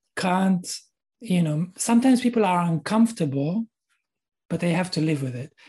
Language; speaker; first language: English; non-native, fluent; Hebrew